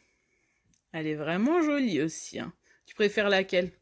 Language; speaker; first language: French; native; French